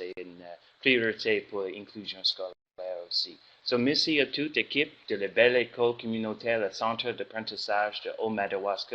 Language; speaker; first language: French; non-native, learner; English